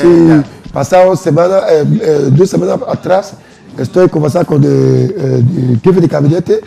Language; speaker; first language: Spanish; non-native, learner; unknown